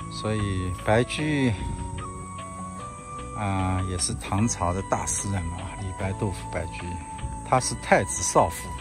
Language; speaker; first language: Chinese; native; Chinese